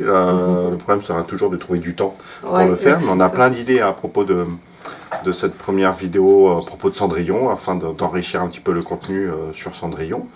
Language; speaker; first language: French; native; French